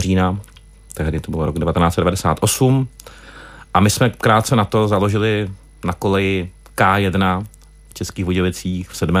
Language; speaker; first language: Czech; native; Czech